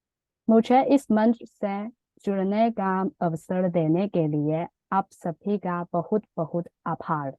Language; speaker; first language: Hindi; non-native, learner; Chinese